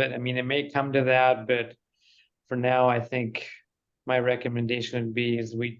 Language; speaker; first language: English; native; English